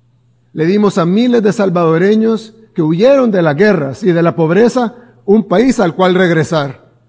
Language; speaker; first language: Spanish; native; Spanish